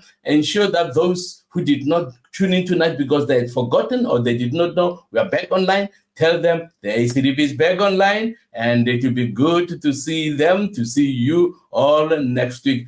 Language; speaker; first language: English; non-native, local second language; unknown